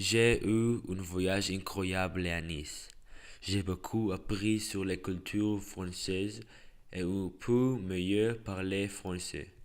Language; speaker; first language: French; non-native, learner; English